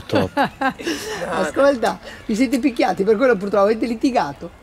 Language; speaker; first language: Italian; native; Italian